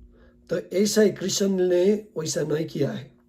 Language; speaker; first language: Hindi; non-native, learner; Nepali